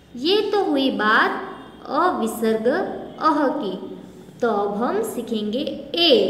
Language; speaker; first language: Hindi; non-native, local second language; Gujarati